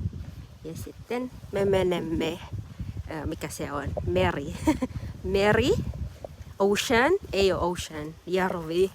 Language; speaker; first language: Finnish; non-native, learner; Cebuano